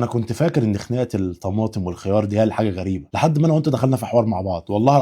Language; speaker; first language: Arabic; native; Arabic